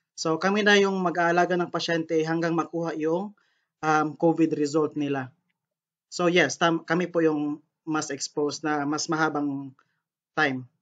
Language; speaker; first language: Filipino; non-native, local second language; Cebuano